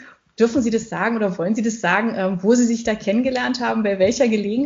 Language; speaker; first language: German; native; German